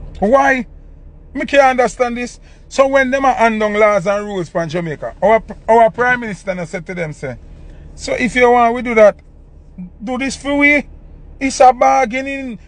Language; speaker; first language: English; non-native, local second language; Jamaican Creole English